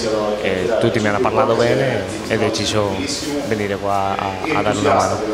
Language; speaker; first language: Italian; non-native, fluent; Spanish